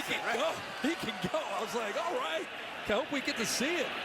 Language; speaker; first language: English; native; English